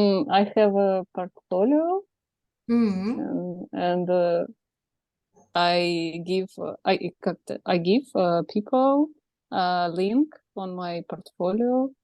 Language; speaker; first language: English; non-native, learner; Russian